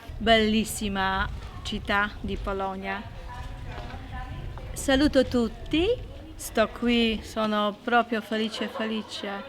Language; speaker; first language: Italian; non-native, learner; Polish